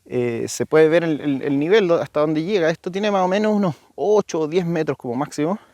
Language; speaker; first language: Spanish; native; Spanish